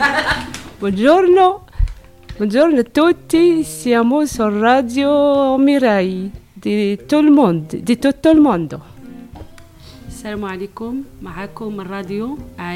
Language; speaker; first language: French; non-native, learner; Arabic